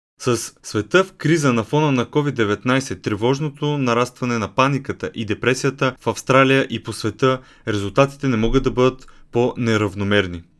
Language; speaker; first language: Bulgarian; native; Bulgarian